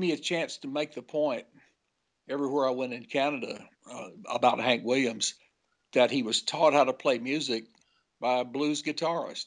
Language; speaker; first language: English; native; English